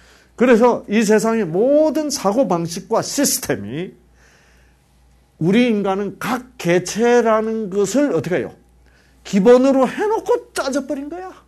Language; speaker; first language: Korean; native; Korean